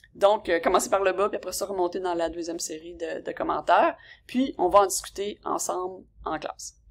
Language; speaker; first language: French; native; French